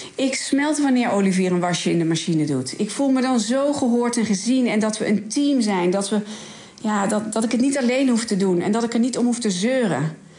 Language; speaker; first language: Dutch; native; Dutch